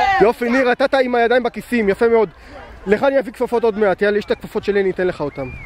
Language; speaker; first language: Hebrew; native; Hebrew